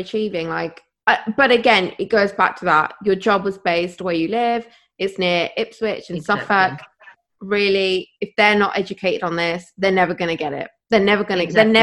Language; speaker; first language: English; native; English